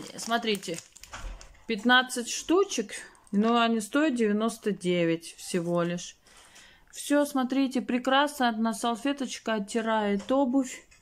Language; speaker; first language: Russian; native; Russian